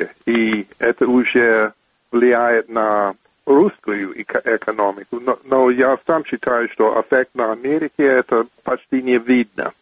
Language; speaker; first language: Russian; non-native, fluent; English